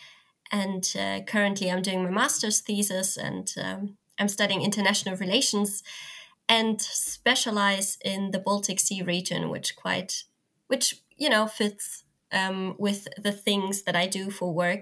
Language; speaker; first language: English; non-native, fluent; German